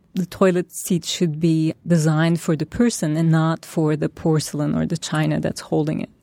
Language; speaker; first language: English; non-native, fluent; Turkish